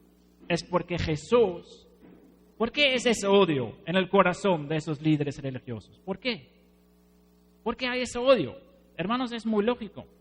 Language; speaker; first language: Spanish; non-native, fluent; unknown